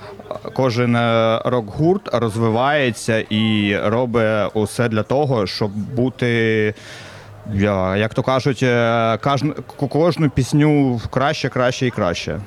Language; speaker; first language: Ukrainian; non-native, local second language; Russian